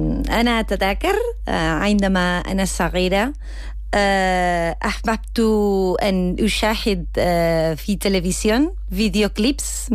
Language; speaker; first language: Arabic; non-native, learner; Spanish